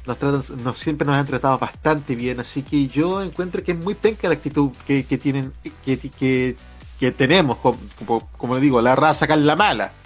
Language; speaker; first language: Spanish; native; Spanish